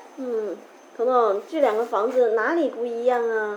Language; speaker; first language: Chinese; native; Chinese